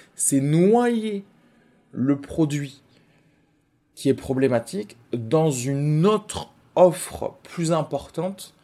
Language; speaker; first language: French; native; French